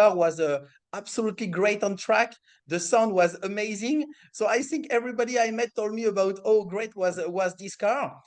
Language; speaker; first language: English; non-native, fluent; French